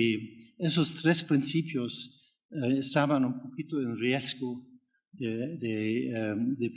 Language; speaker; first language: Spanish; non-native, fluent; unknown